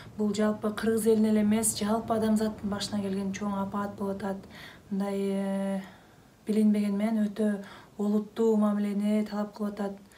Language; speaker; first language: Kyrgyz; native; Kyrgyz